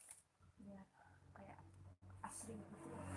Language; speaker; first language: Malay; non-native, local second language; Balinese